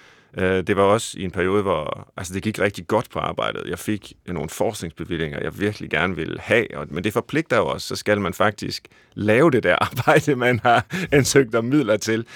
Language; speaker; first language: Danish; native; Danish